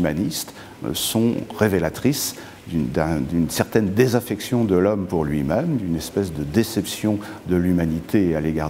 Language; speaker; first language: French; native; French